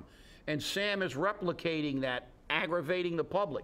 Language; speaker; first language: English; native; English